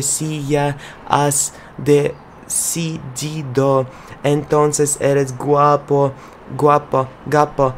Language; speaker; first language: Spanish; non-native, learner; Russian